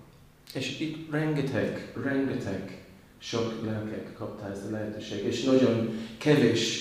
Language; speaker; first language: Hungarian; non-native, learner; English